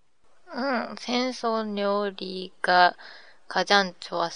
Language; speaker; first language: Korean; non-native, learner; Japanese